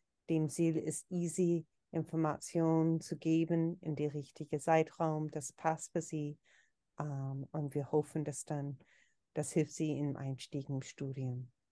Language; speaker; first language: German; non-native, learner; English